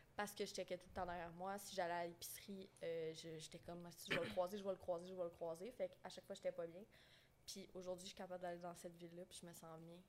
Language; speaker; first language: French; native; French